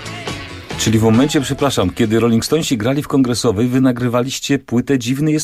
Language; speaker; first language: Polish; native; Polish